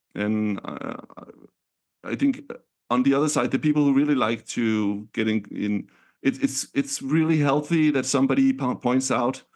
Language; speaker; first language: English; non-native, fluent; Danish